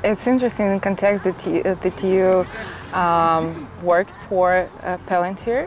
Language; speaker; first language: English; non-native, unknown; Russian